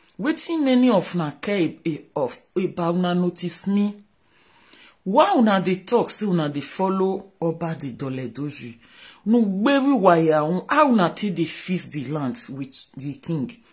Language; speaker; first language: Nigerian Pidgin; non-native, local second language; Bini